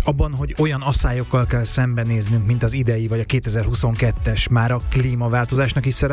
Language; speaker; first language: Hungarian; native; Hungarian